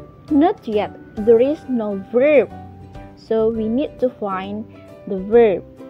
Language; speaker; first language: English; non-native, fluent; Indonesian